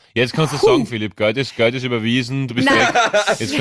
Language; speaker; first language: German; native; German